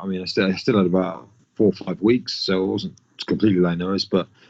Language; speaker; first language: English; native; English